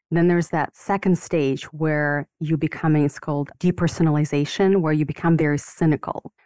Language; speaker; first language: English; non-native, fluent; Ukrainian